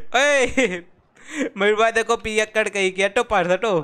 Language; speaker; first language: Hindi; non-native, local second language; Gujarati